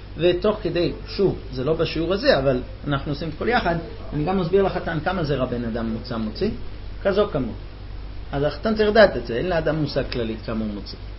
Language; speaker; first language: Hebrew; non-native, fluent; English